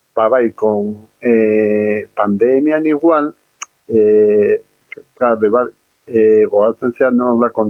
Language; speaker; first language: Basque; native; Basque